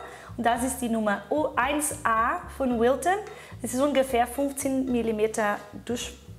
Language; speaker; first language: German; non-native, fluent; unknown